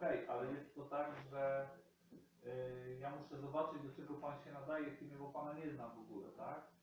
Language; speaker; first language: Polish; native; Polish